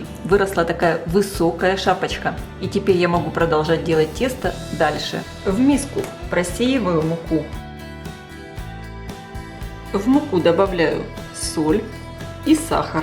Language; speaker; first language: Russian; native; Russian